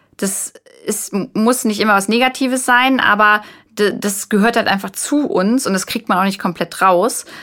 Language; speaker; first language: German; native; German